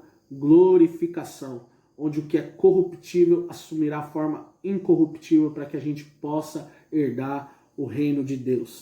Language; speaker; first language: Portuguese; native; Portuguese